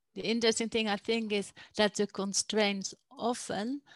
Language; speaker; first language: English; non-native, fluent; Dutch